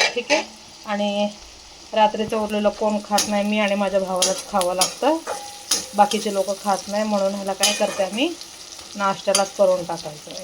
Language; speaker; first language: Marathi; non-native, local second language; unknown